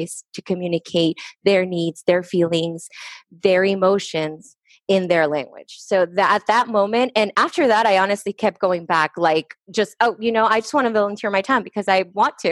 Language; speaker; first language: English; early bilingual, other home language; Spanish